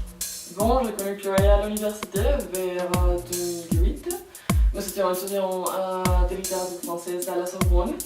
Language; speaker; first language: French; non-native, learner; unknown